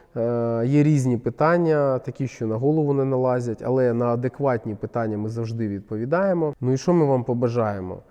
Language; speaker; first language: Ukrainian; non-native, local second language; Russian